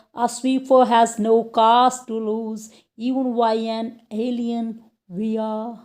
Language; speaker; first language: English; non-native, local second language; Punjabi